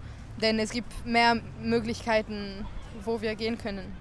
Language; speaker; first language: German; non-native, learner; French